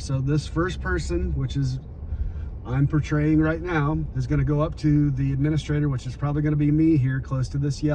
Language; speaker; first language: English; native; English